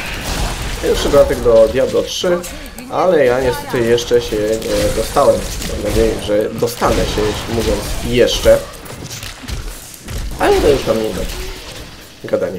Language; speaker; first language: Polish; native; Polish